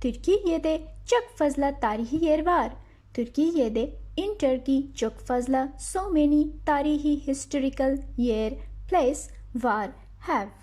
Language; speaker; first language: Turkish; non-native, fluent; Bangla